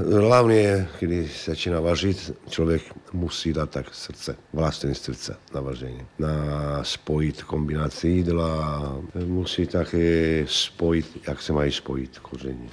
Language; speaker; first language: Czech; non-native, learner; Italian